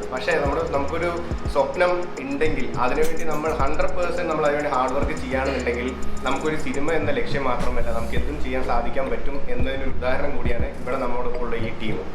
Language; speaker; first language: Malayalam; non-native, local second language; Tamil